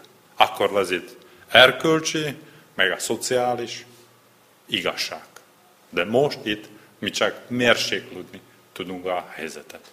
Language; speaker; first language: Hungarian; non-native, learner; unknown